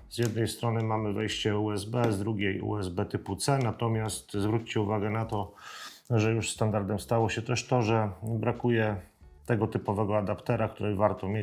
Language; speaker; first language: Polish; native; Polish